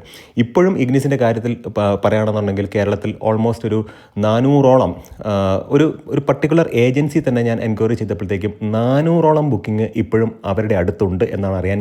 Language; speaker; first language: Malayalam; native; Malayalam